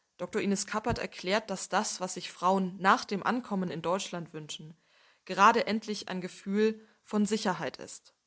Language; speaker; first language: German; native; German